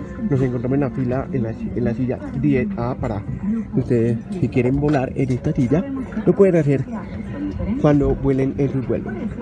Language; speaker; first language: Spanish; native; Spanish